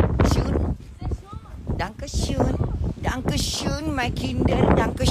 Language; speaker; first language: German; non-native, learner; Indonesian